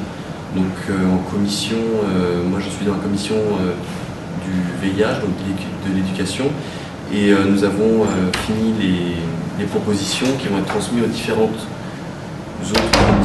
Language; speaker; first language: French; native; French